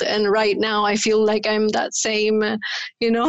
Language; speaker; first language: English; non-native, fluent; Spanish